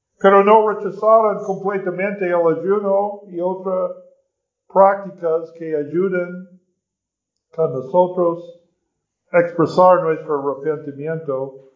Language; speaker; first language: Spanish; non-native, learner; English